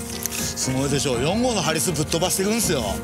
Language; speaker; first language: Japanese; native; Japanese